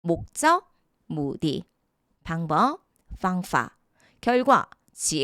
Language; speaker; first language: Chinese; non-native, fluent; Korean